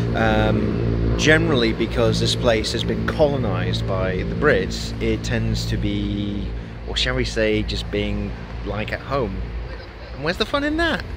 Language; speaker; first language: English; native; English